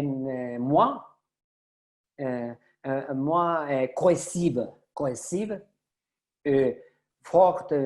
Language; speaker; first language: French; non-native, learner; Spanish